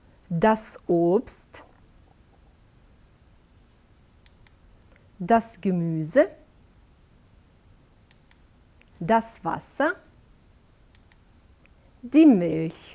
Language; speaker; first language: German; non-native, fluent; Bosnian